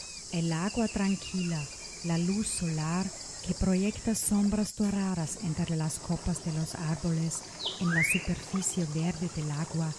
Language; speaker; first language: Spanish; non-native, fluent; German